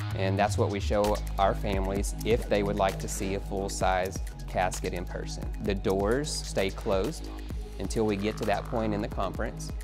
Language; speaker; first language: English; native; English